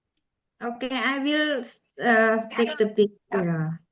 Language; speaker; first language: English; non-native, fluent; Indonesian